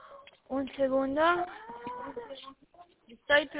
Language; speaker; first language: Spanish; early bilingual, heritage; Spanish